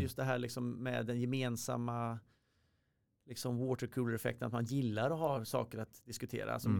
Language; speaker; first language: Swedish; native; Swedish